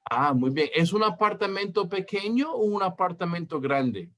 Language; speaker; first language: Spanish; non-native, fluent; English